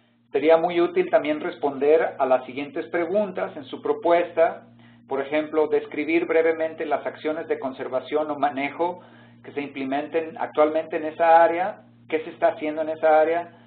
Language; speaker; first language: Spanish; native; Spanish